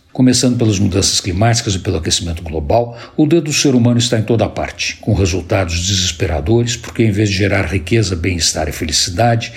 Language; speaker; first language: Portuguese; native; Portuguese